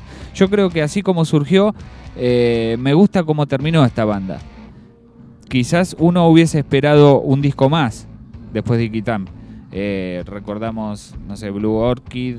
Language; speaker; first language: Spanish; native; Spanish